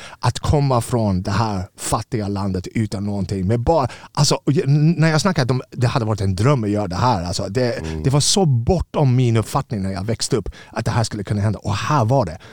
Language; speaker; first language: Swedish; non-native, fluent; English